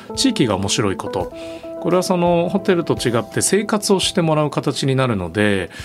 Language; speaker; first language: Japanese; native; Japanese